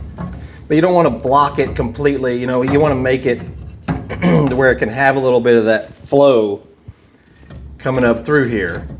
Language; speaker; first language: English; native; English